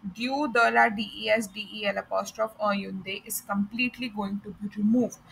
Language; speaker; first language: English; non-native, local second language; Hindi